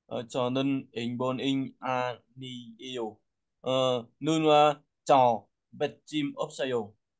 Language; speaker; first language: Korean; non-native, learner; Vietnamese